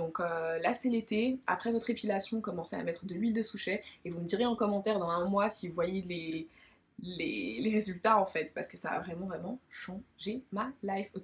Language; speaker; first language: French; native; French